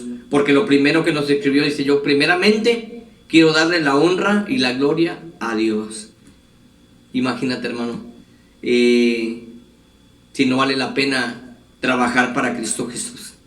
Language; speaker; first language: Spanish; native; Spanish